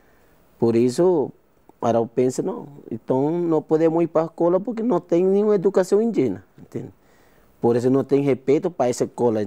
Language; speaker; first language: Portuguese; non-native, learner; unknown